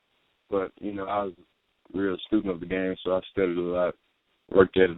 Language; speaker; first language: English; native; English